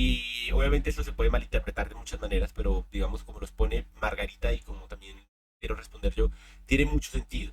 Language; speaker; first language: Spanish; native; Spanish